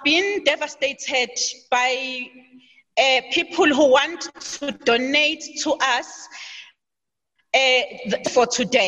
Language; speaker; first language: English; non-native, local second language; Zulu